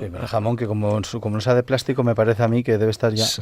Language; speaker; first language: Spanish; native; Spanish